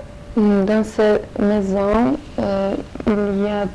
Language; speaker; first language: French; non-native, learner; Polish